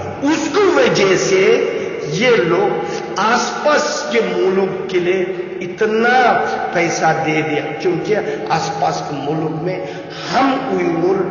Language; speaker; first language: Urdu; non-native, learner; Uyghur